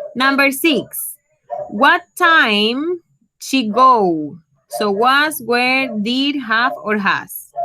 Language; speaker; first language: English; non-native, fluent; Spanish